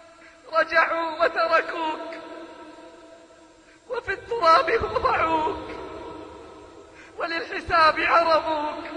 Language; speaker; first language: Arabic; native; Arabic